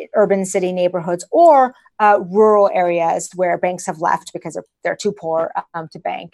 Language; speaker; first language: English; early bilingual, other home language; Persian